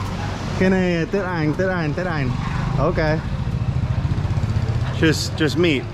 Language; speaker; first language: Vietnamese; non-native, learner; English